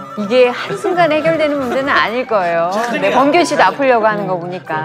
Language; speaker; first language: Korean; native; Korean